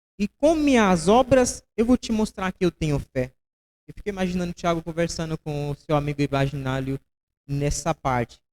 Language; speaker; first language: Portuguese; non-native, fluent; Haitian Creole